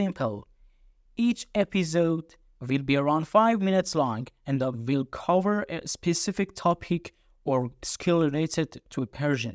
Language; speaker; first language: English; non-native, fluent; Persian